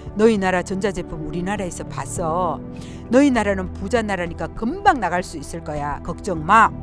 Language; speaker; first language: Korean; native; Korean